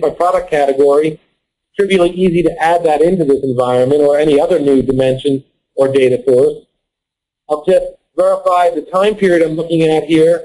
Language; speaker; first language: English; native; English